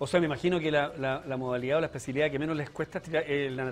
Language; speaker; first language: Spanish; native; Spanish